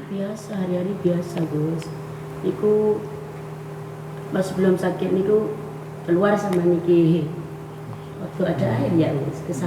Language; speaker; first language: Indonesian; non-native, local second language; Javanese